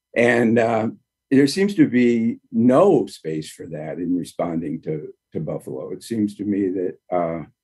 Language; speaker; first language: English; native; English